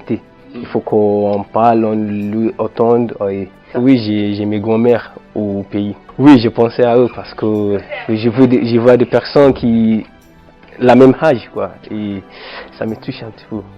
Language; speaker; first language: French; non-native, fluent; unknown